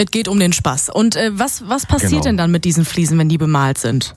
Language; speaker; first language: German; native; German